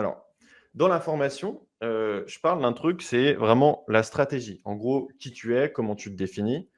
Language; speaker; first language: French; native; French